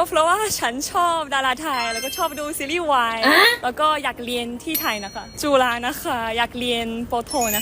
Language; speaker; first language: Thai; non-native, learner; Chinese